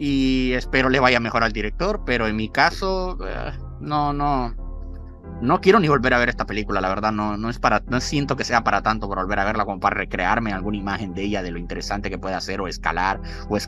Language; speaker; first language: Spanish; native; Spanish